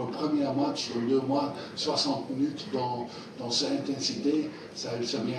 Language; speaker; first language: French; non-native, fluent; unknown